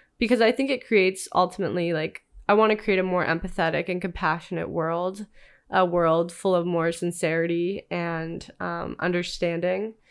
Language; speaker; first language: English; native; English